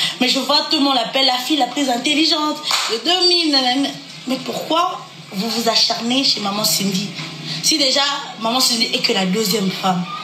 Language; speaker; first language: French; non-native, local second language; Lingala